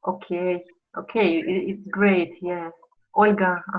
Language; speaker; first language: English; non-native, fluent; Russian